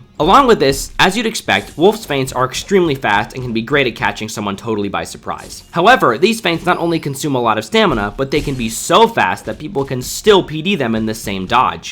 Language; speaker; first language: English; native; English